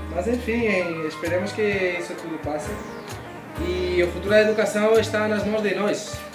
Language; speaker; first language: Portuguese; non-native, fluent; Spanish